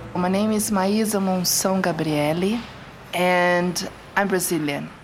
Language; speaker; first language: English; non-native, fluent; Portuguese